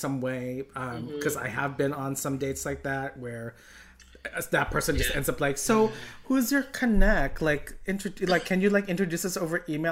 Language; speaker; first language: English; non-native, local second language; Filipino